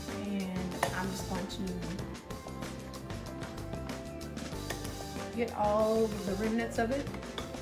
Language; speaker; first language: English; native; English